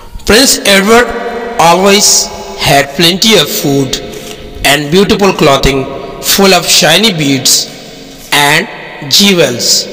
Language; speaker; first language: English; non-native, local second language; Urdu